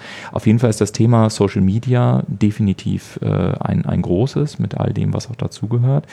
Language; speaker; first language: German; native; German